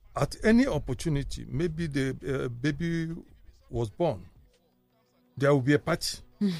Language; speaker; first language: English; non-native, local second language; Igbo